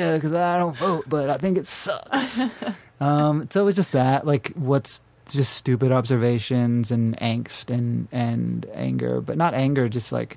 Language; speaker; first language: English; native; English